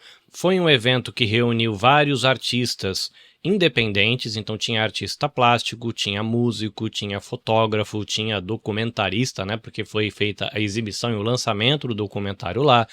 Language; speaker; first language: Portuguese; native; Portuguese